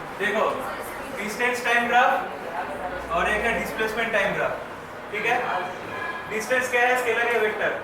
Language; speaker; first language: Hindi; non-native, local second language; Bangla